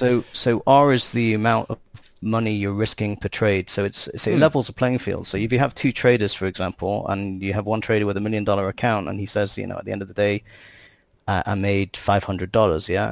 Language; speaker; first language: English; native; English